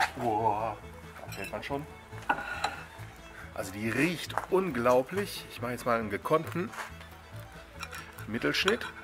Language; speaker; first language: German; native; German